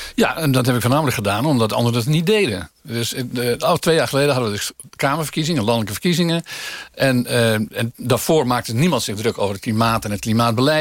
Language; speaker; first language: Dutch; native; Dutch